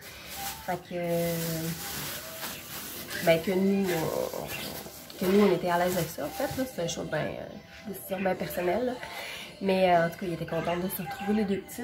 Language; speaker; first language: French; native; French